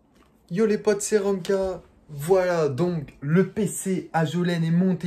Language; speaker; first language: French; native; French